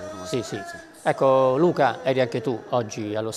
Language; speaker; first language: Italian; native; Italian